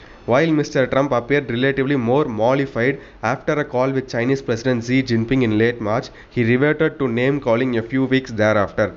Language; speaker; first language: English; non-native, local second language; Tamil